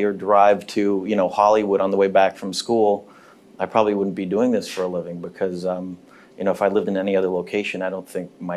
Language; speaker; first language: English; native; English